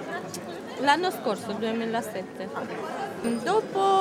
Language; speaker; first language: Italian; non-native, learner; Romanian